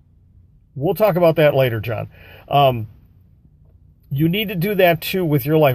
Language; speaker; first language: English; native; English